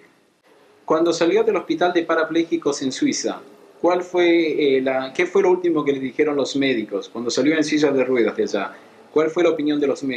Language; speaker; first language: Spanish; native; Spanish